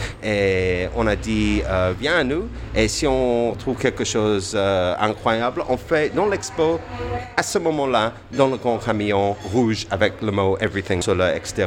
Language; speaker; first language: French; non-native, fluent; English